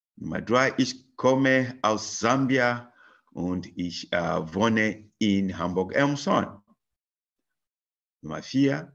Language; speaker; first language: German; non-native, learner; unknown